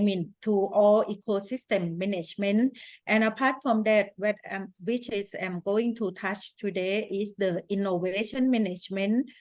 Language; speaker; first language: English; non-native, fluent; Thai